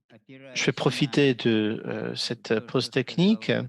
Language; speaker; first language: French; non-native, fluent; Russian